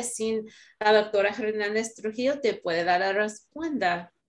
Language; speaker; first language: Spanish; non-native, learner; English